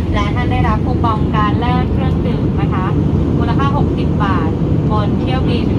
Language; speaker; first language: Thai; native; Thai